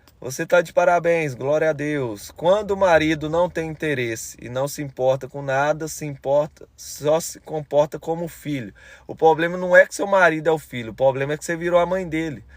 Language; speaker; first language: Portuguese; native; Portuguese